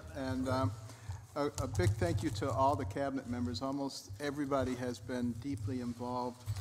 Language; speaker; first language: English; native; English